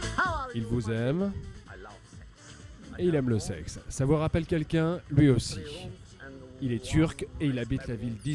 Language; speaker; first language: French; native; French